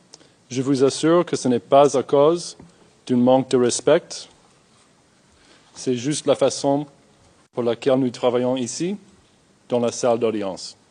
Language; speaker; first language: French; non-native, fluent; English